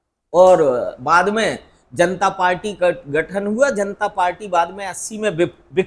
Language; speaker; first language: Hindi; native; Hindi